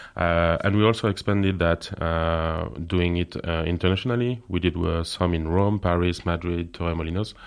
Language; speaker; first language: English; non-native, fluent; French